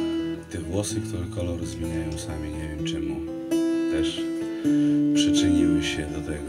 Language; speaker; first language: Polish; non-native, fluent; Russian